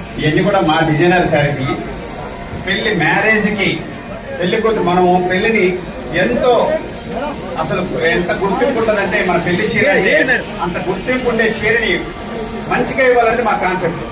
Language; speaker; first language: Telugu; native; Telugu